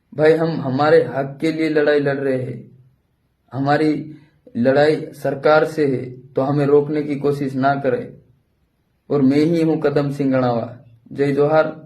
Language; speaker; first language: Hindi; non-native, local second language; Bhili